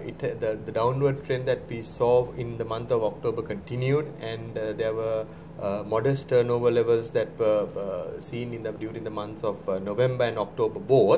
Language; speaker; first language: English; non-native, local second language; Sinhala